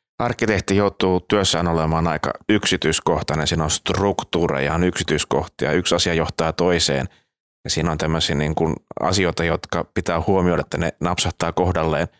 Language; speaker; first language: Finnish; native; Finnish